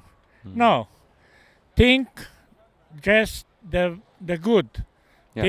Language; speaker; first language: English; non-native, learner; Romanian